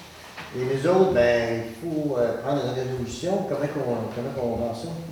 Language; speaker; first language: French; native; French